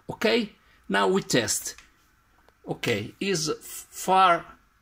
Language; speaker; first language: English; non-native, learner; Italian